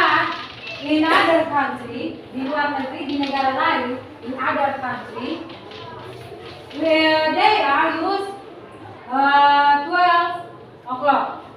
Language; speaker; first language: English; non-native, learner; Indonesian